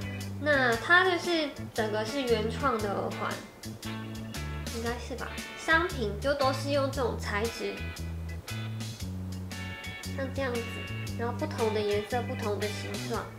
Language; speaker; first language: Chinese; native; Chinese